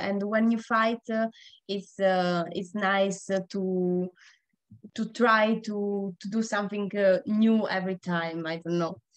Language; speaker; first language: English; non-native, learner; Italian